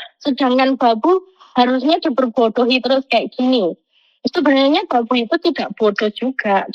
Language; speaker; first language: Indonesian; non-native, local second language; Javanese